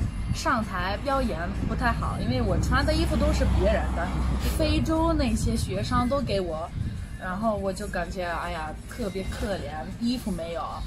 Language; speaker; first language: Chinese; non-native, fluent; Bosnian